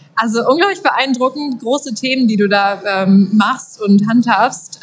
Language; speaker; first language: German; native; German